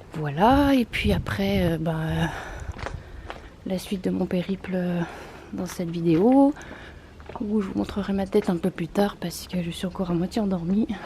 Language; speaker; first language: French; native; French